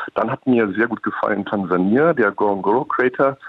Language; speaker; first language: German; native; German